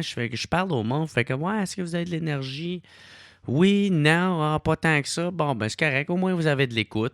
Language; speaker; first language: French; native; French